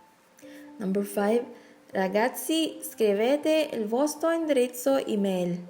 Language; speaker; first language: Italian; non-native, learner; Filipino